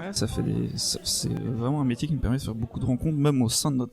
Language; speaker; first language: French; native; French